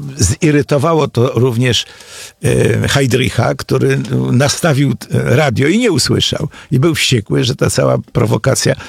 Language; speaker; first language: Polish; native; Polish